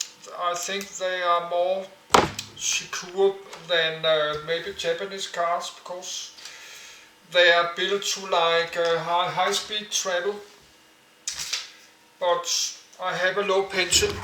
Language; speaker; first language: English; non-native, learner; Danish